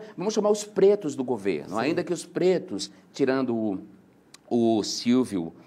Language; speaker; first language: Portuguese; native; Portuguese